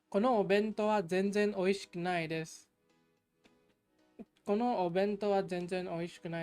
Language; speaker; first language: Japanese; non-native, learner; English